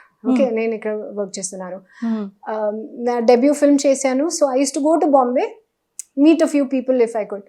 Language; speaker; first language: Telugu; non-native, learner; Hindi